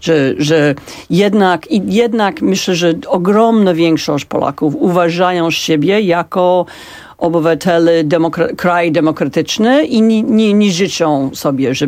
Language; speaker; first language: Polish; non-native, fluent; English